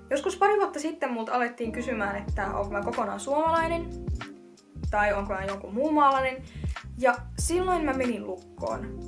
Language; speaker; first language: Finnish; early bilingual, other home language; Russian